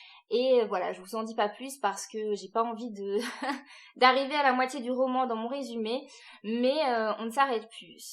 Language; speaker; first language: French; native; French